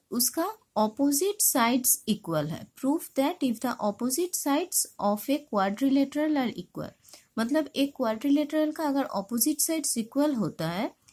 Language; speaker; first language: Hindi; non-native, local second language; Bangla